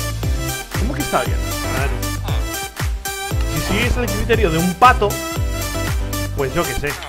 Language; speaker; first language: Spanish; native; Spanish